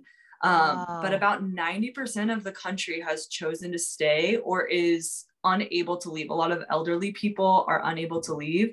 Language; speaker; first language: English; native; English